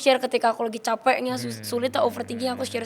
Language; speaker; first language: Indonesian; native; Indonesian